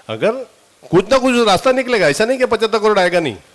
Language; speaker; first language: Hindi; non-native, local second language; Marathi